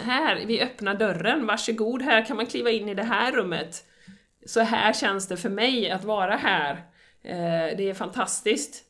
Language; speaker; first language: Swedish; native; Swedish